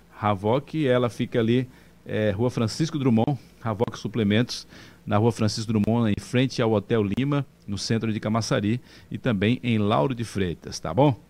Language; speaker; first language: Portuguese; native; Portuguese